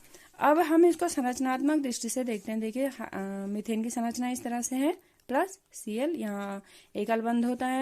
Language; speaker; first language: Hindi; native; Hindi